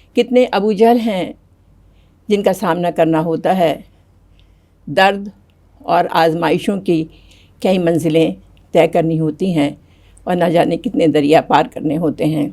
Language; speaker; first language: Urdu; native; Urdu